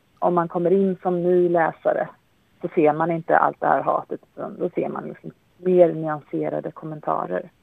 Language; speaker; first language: Swedish; native; Swedish